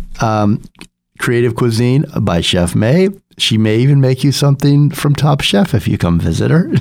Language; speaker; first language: English; native; English